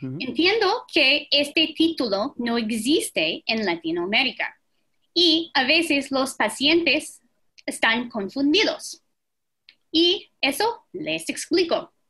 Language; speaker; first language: Spanish; non-native, fluent; English